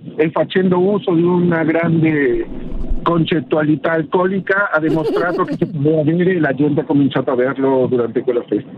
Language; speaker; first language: Italian; non-native, fluent; Spanish